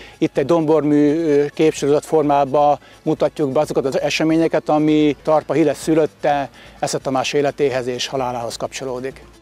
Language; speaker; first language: Hungarian; native; Hungarian